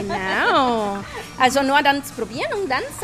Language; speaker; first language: German; non-native, fluent; Spanish